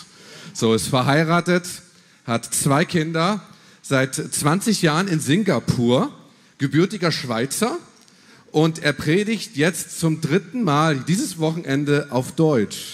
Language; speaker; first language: German; native; German